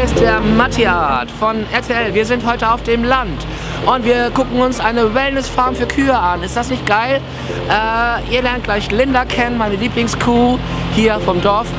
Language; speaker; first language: German; native; German